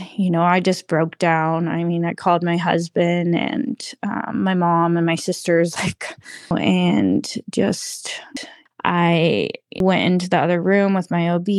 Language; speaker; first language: English; native; English